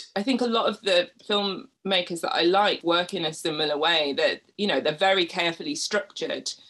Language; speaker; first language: English; native; English